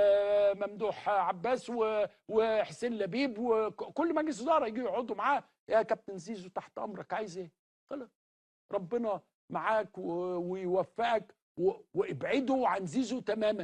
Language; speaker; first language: Arabic; native; Arabic